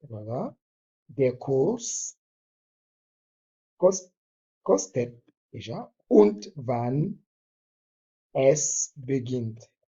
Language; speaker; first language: German; non-native, fluent; French